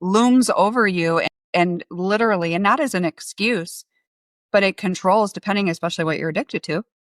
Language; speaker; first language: English; native; English